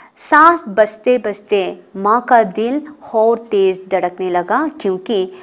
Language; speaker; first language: Hindi; non-native, local second language; Kannada